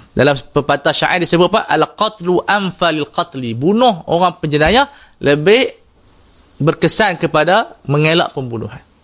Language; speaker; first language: Malay; native; Malay